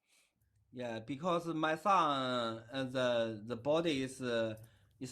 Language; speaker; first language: English; non-native, learner; Chinese